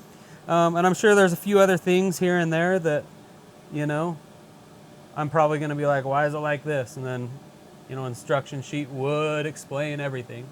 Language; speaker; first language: English; native; English